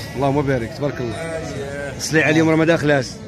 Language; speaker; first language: Arabic; native; Arabic